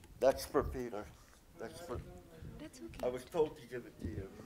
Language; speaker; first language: English; native; English